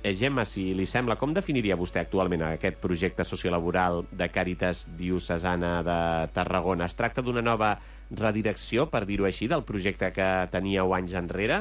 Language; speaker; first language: Catalan; native; Catalan